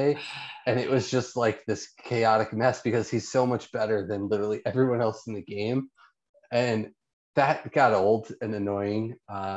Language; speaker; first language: English; native; English